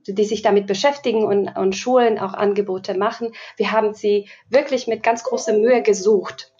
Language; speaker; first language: German; non-native, fluent; Slovak